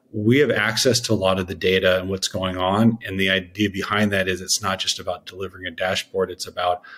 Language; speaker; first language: English; native; English